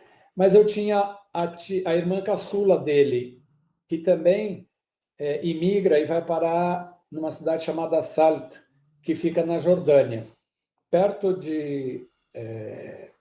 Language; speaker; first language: Portuguese; early bilingual, other home language; Guarani